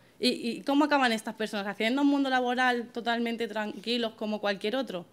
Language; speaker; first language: Spanish; native; Spanish